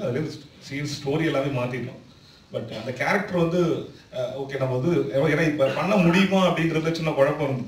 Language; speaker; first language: Tamil; native; Tamil